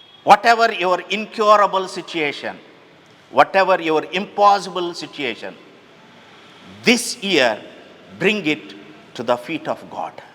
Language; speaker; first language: English; non-native, local second language; Telugu